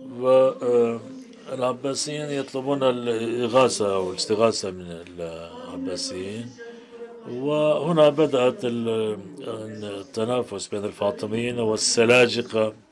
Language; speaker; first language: Arabic; non-native, fluent; Turkish